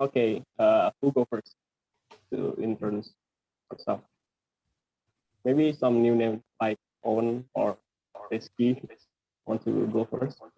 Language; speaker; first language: English; non-native, fluent; Indonesian